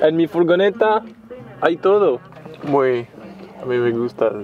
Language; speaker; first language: Spanish; non-native, learner; French